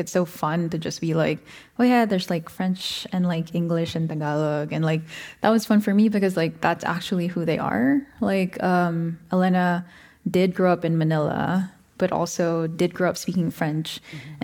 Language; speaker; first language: English; non-native, local second language; Filipino